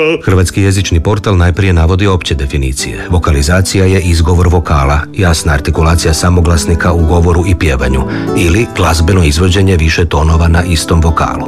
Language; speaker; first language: Serbian; native; Serbian